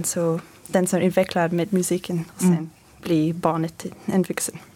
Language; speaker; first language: Swedish; non-native, learner; French